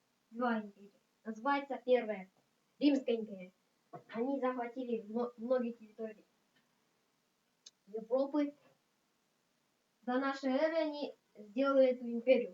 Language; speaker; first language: Russian; non-native, local second language; Kazakh